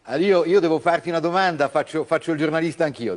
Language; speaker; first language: Italian; native; Italian